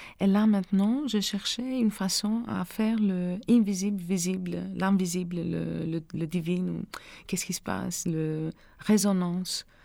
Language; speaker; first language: French; non-native, learner; Greek